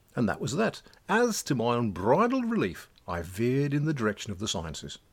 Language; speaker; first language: English; native; English